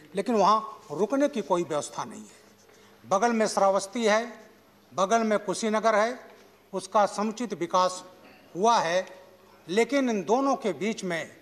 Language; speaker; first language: Hindi; native; Hindi